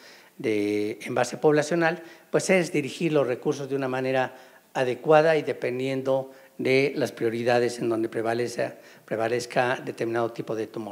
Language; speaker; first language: Spanish; native; Spanish